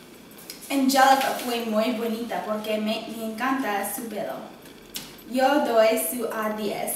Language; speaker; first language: Spanish; non-native, learner; English